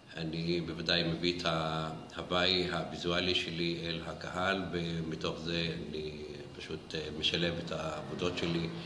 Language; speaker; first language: Hebrew; non-native, local second language; Arabic